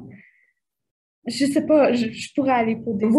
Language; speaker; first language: French; native; French